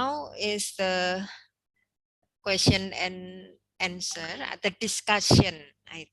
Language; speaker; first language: English; non-native, learner; Indonesian